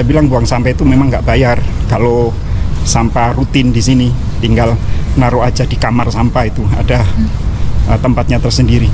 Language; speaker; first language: Indonesian; native; Indonesian